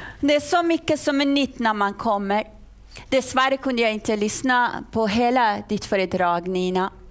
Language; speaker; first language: Swedish; non-native, fluent; Persian